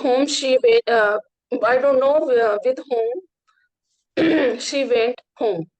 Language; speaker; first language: English; non-native, learner; Hindi